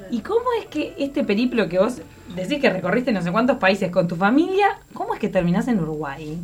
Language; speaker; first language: Spanish; native; Spanish